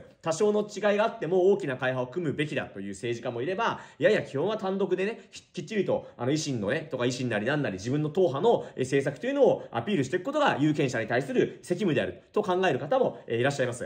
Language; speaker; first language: Japanese; native; Japanese